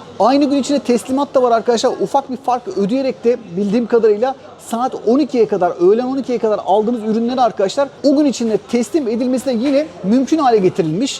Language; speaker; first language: Turkish; native; Turkish